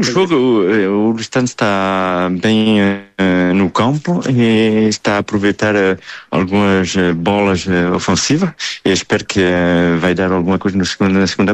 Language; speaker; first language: Portuguese; early bilingual, heritage; Portuguese